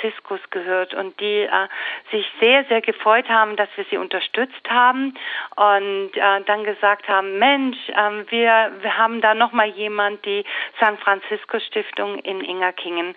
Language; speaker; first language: German; native; German